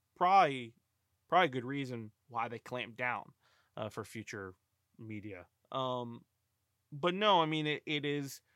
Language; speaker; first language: English; early bilingual, other home language; Polish